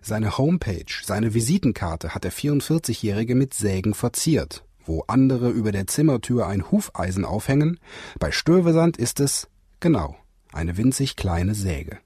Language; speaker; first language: German; native; German